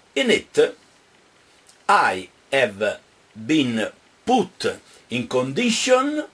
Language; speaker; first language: English; non-native, fluent; Italian